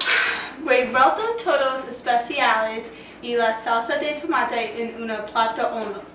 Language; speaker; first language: Spanish; non-native, learner; English